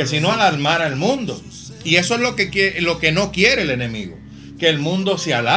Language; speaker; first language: Spanish; native; Spanish